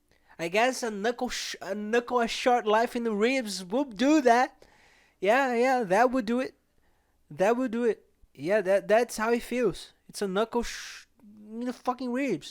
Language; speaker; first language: English; non-native, fluent; Portuguese